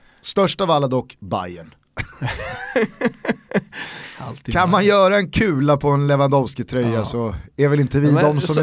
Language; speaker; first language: Swedish; native; Swedish